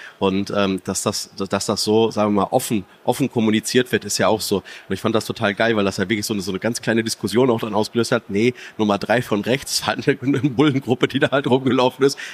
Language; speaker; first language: German; native; German